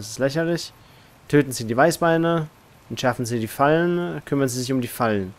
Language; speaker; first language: German; native; German